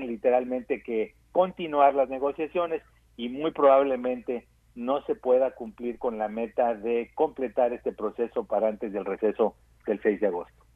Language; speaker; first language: Spanish; native; Spanish